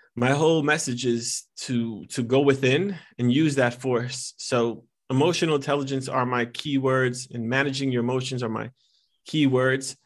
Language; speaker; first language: English; early bilingual, other home language; Italian